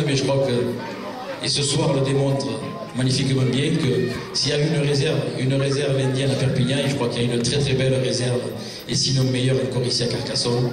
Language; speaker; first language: French; native; French